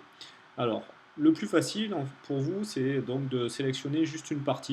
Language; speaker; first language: French; native; French